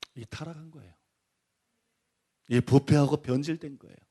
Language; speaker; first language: Korean; native; Korean